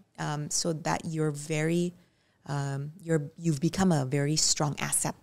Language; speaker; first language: English; non-native, fluent; Indonesian